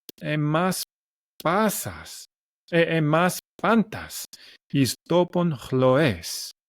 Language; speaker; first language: Greek; non-native, learner; English